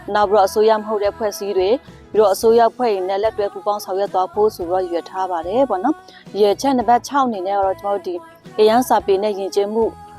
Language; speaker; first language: Burmese; non-native, local second language; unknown